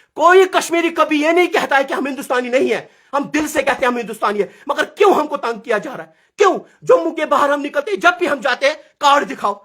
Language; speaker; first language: Urdu; non-native, local second language; Kashmiri